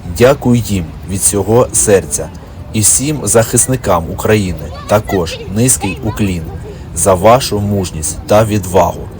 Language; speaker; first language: Ukrainian; native; Ukrainian